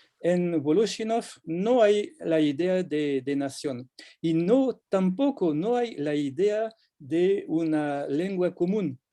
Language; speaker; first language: Spanish; non-native, fluent; French